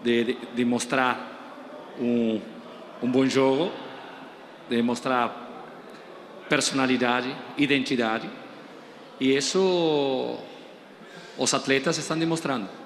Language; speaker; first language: Portuguese; non-native, learner; Spanish